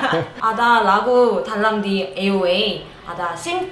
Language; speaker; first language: Indonesian; non-native, learner; Korean